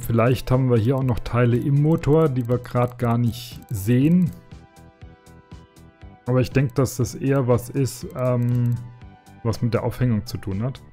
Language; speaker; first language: German; native; German